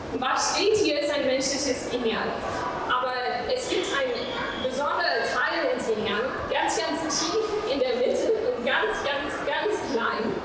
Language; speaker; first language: German; non-native, fluent; English